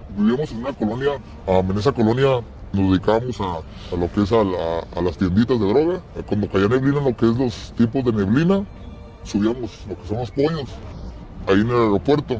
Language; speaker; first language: Spanish; native; Spanish